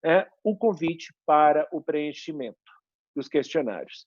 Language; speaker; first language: Portuguese; native; Portuguese